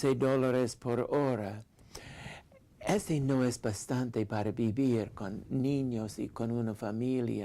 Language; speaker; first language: Spanish; non-native, fluent; English